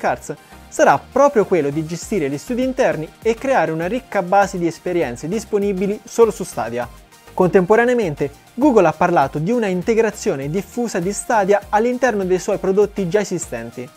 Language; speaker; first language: Italian; native; Italian